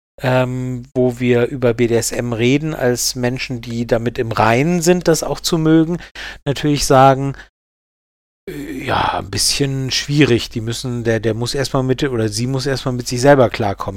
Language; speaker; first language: German; native; German